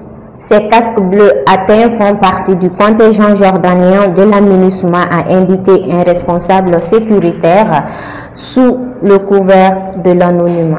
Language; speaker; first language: French; non-native, local second language; Bambara